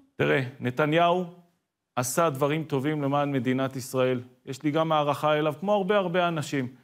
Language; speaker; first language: Hebrew; native; Hebrew